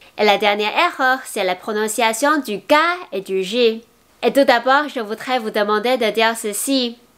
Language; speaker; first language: French; non-native, fluent; Chinese